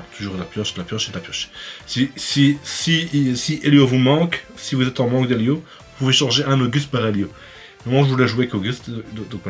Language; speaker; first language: French; native; French